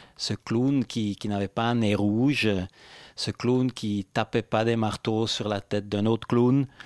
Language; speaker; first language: French; non-native, local second language; Italian